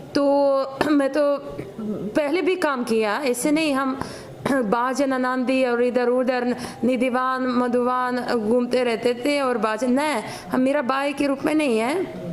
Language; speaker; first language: Hindi; non-native, learner; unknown